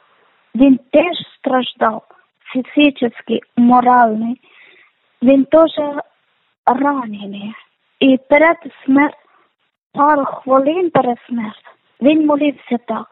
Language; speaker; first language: Ukrainian; non-native, learner; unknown